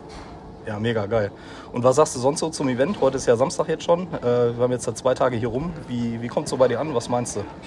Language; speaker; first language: German; native; German